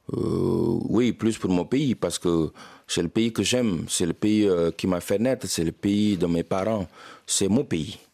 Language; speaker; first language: French; non-native, local second language; Wolof